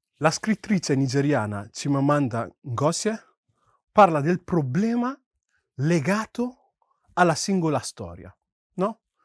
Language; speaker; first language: Italian; early bilingual, other home language; Yoruba